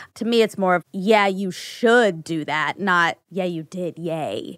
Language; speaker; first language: English; early bilingual, other home language; Hindi